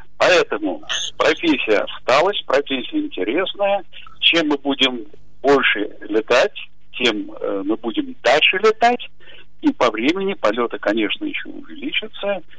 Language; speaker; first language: Russian; native; Russian